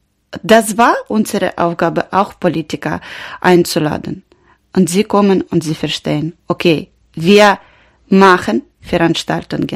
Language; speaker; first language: German; non-native, learner; Ukrainian